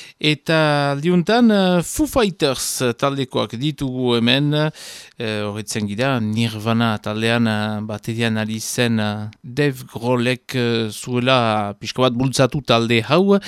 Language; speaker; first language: Basque; native; Basque